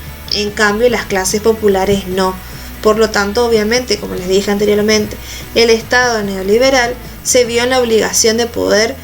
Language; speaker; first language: Spanish; native; Spanish